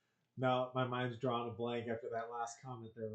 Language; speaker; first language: English; native; English